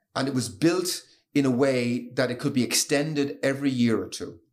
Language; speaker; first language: English; native; English